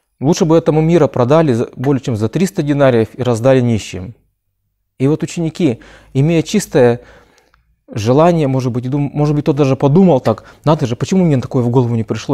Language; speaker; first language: Russian; native; Russian